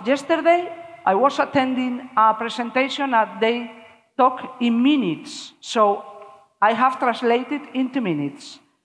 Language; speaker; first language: English; non-native, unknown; Spanish